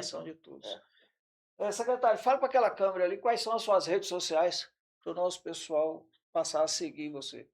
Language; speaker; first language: Portuguese; native; Portuguese